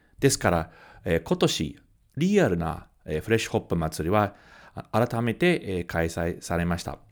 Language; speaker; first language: Japanese; early bilingual, heritage; Japanese